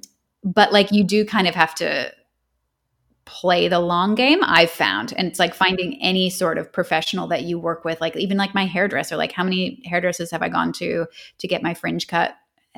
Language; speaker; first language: English; native; English